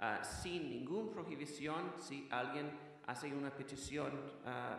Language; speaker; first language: Spanish; non-native, fluent; English